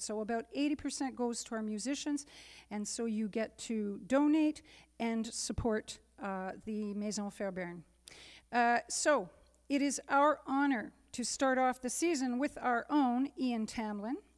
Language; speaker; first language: English; native; English